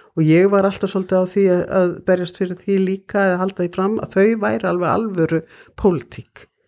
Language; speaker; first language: Icelandic; native; Icelandic